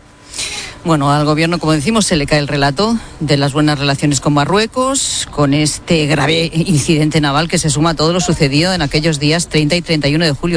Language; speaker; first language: Spanish; native; Spanish